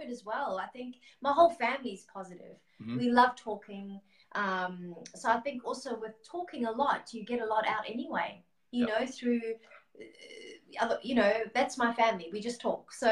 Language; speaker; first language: English; native; English